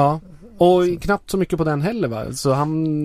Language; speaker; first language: Swedish; native; Swedish